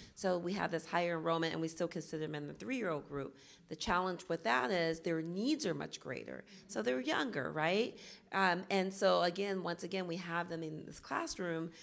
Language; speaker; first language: English; native; English